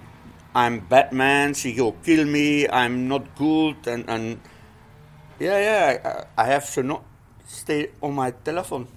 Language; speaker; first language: English; non-native, learner; Dutch